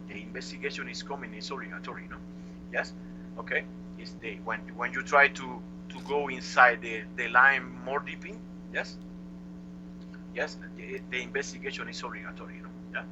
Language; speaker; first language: English; non-native, learner; Spanish